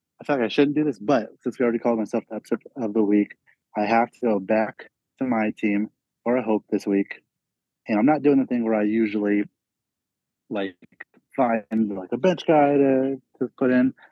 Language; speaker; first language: English; native; English